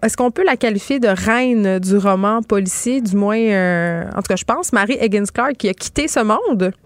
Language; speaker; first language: French; native; French